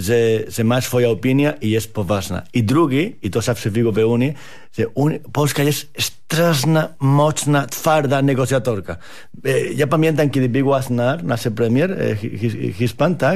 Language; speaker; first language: Polish; non-native, fluent; Spanish